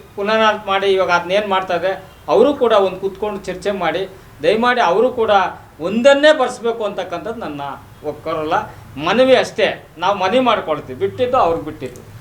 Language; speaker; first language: Kannada; native; Kannada